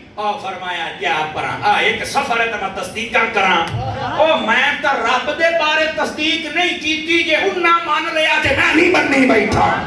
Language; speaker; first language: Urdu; non-native, local second language; Punjabi